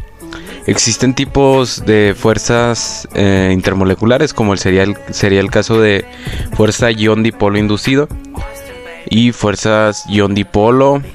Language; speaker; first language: Spanish; native; Spanish